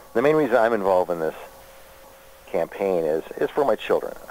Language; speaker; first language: English; native; English